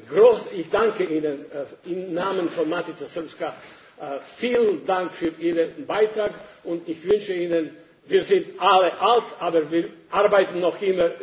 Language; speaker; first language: German; non-native, fluent; Serbian